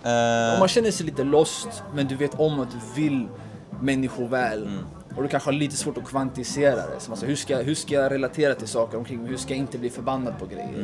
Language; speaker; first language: Swedish; native; Swedish